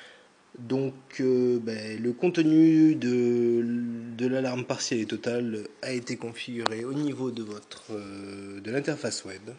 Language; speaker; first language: French; native; French